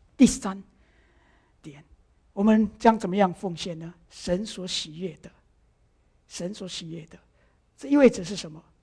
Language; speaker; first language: Chinese; early bilingual, heritage; Chinese